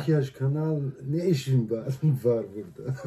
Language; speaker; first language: Turkish; non-native, learner; Swedish